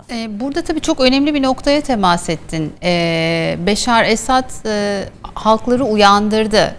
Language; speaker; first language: Turkish; native; Turkish